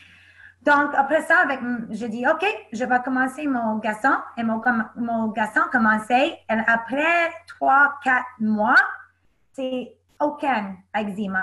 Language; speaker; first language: French; non-native, learner; English